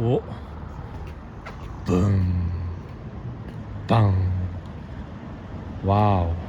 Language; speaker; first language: French; non-native, learner; Japanese